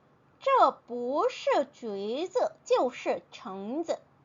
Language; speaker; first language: Chinese; non-native, fluent; Korean